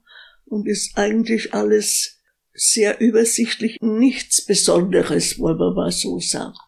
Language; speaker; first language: German; native; German